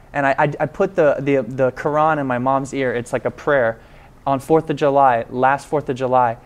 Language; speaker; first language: English; native; English